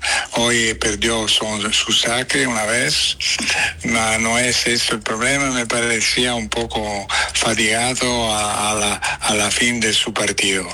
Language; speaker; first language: Spanish; non-native, fluent; Italian